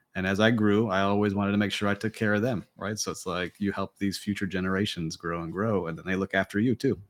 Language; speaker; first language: English; native; English